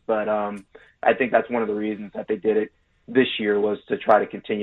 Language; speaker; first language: English; native; English